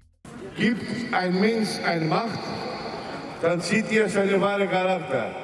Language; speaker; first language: German; non-native, fluent; Greek